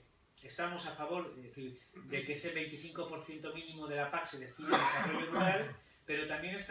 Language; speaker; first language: Spanish; native; Spanish